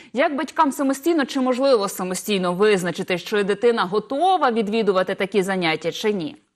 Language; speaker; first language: Ukrainian; native; Ukrainian